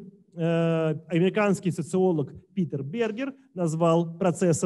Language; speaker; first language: Russian; native; Russian